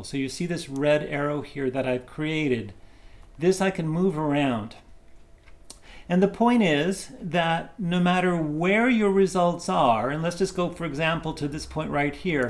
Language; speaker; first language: English; native; English